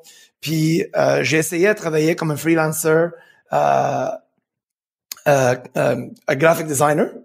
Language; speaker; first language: French; early bilingual, heritage; French